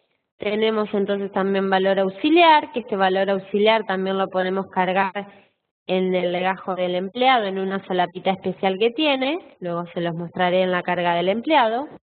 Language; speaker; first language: Spanish; native; Spanish